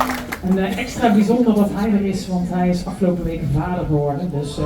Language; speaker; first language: Dutch; native; Dutch